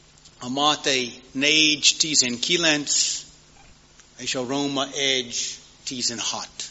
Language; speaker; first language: Hungarian; non-native, learner; English